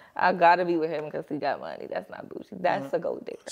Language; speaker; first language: English; native; English